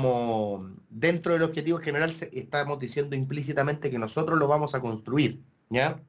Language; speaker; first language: Spanish; native; Spanish